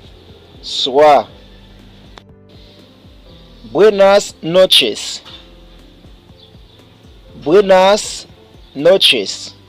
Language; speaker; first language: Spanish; non-native, fluent; Haitian Creole